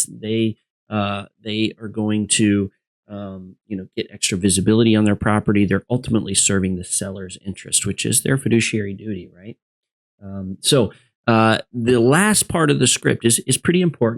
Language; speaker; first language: English; native; English